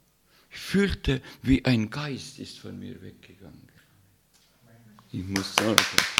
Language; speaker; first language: German; non-native, fluent; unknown